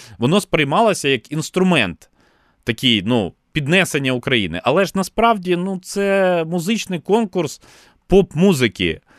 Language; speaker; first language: Ukrainian; non-native, local second language; Russian